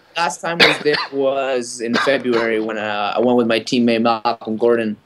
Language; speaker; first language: English; native; English